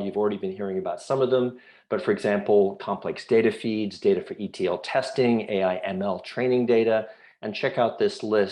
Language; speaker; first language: English; native; English